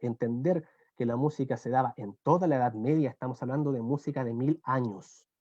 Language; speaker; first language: Spanish; native; Spanish